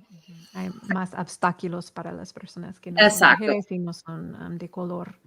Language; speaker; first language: Spanish; early bilingual, heritage; English